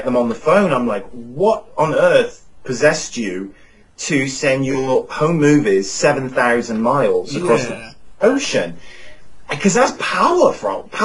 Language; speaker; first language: English; native; English